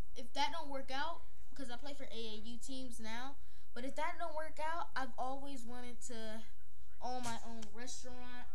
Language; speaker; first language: English; native; English